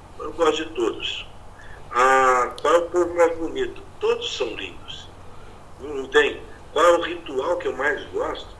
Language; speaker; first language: Portuguese; native; Portuguese